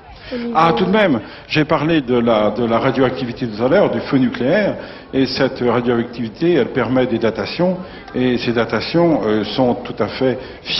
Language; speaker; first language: French; native; French